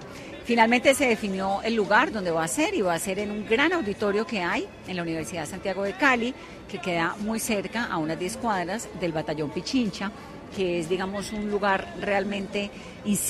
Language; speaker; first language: Spanish; native; Spanish